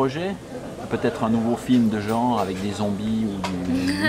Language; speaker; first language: French; native; French